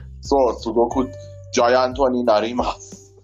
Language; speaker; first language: Japanese; non-native, learner; Persian